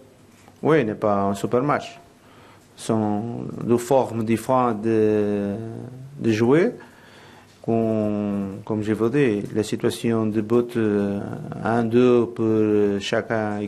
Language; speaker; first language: French; non-native, learner; Portuguese